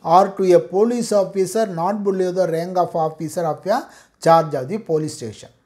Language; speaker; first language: English; non-native, local second language; Tamil